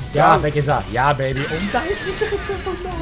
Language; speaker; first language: German; native; German